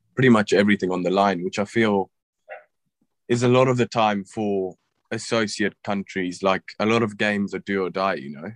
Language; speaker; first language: English; native; English